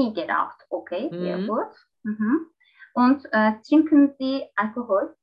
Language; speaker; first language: German; non-native, learner; Turkish